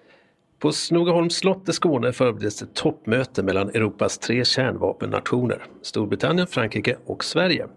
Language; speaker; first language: Swedish; native; Swedish